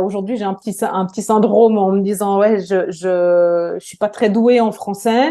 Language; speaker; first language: French; native; French